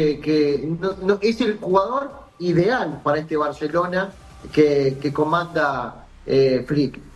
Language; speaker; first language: Spanish; native; Spanish